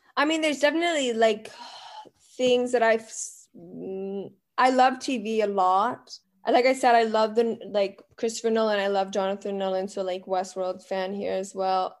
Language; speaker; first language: English; native; English